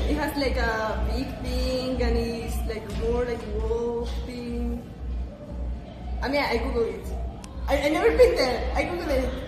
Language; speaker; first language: English; non-native, fluent; Spanish